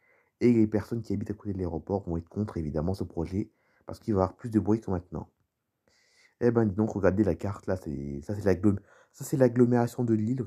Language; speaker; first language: French; native; French